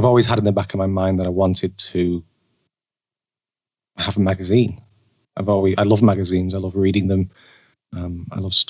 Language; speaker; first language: English; native; English